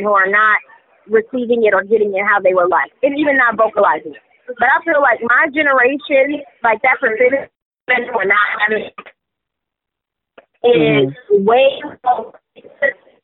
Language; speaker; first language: English; native; English